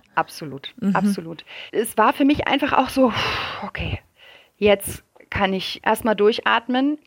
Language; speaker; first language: German; early bilingual, other home language; French